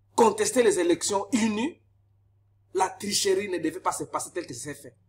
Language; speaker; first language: French; non-native, local second language; Lingala